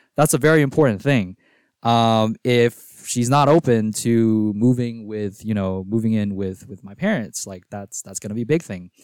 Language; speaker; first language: English; non-native, local second language; Filipino